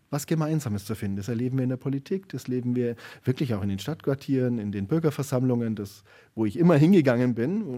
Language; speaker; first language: German; native; German